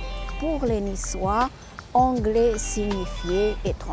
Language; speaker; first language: French; non-native, fluent; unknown